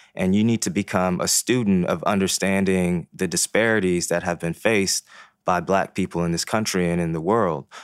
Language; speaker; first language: English; early bilingual, other home language; Haitian Creole